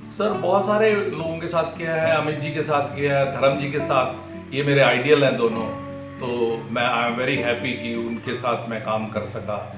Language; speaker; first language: Hindi; native; Hindi